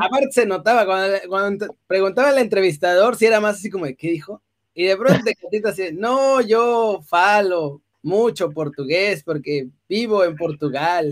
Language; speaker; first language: Spanish; native; Spanish